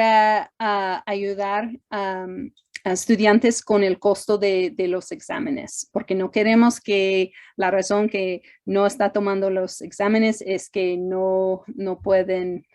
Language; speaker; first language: Spanish; non-native, fluent; English